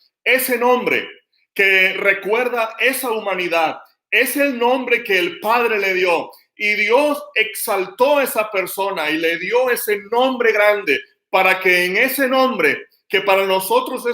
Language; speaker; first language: Spanish; native; Spanish